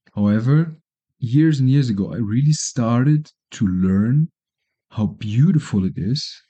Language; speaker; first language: English; non-native, fluent; German